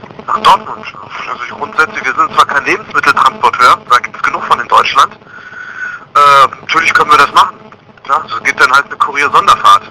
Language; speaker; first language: German; native; German